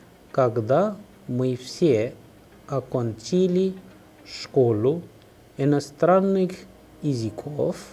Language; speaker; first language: Russian; non-native, fluent; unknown